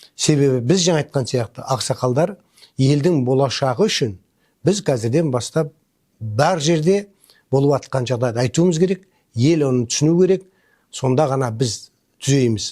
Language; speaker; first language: Kazakh; native; Kazakh